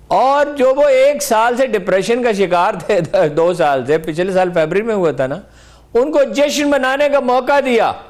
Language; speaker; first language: Urdu; native; Urdu